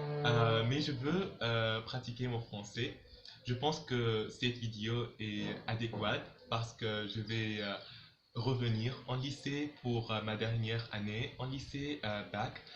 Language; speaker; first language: French; non-native, local second language; Arabic